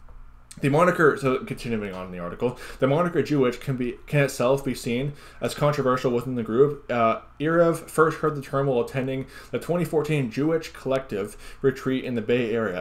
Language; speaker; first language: English; native; English